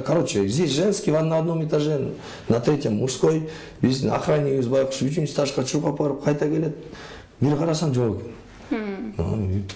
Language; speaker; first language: Russian; non-native, local second language; Kyrgyz